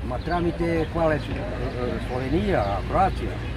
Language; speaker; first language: Italian; non-native, learner; Serbian